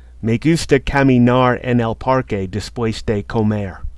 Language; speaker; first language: Spanish; non-native, learner; English